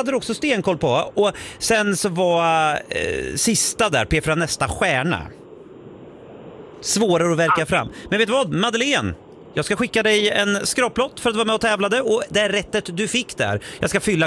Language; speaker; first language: Swedish; native; Swedish